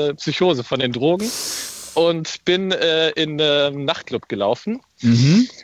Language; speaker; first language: German; native; German